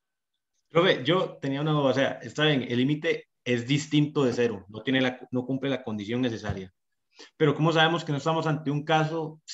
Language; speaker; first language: Spanish; native; Spanish